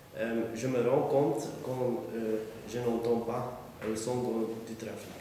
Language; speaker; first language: French; non-native, learner; Dutch